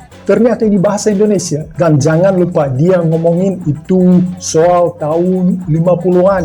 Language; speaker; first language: Indonesian; non-native, fluent; Russian